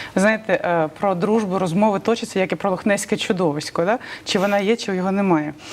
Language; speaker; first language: Ukrainian; non-native, local second language; Russian